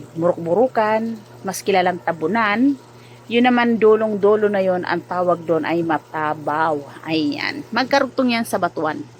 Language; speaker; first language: Filipino; non-native, local second language; Masbatenyo